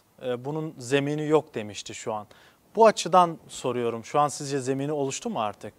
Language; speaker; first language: Turkish; non-native, local second language; Kurdish